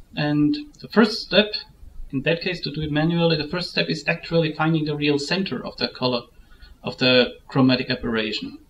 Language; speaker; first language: English; non-native, fluent; German